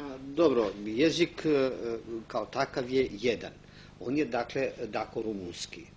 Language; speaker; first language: Bosnian; non-native, local second language; Romanian